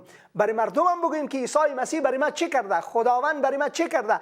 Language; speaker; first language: Persian; native; Persian